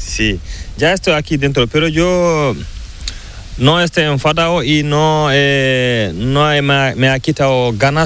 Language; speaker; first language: Spanish; non-native, learner; Fula